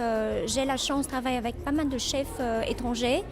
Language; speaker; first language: French; non-native, fluent; Vietnamese